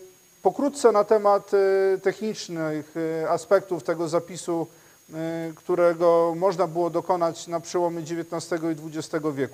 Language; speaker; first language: Polish; native; Polish